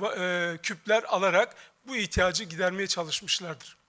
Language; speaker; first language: Turkish; native; Turkish